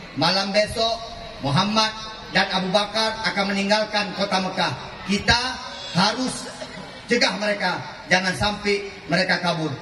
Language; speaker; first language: Malay; non-native, local second language; Achinese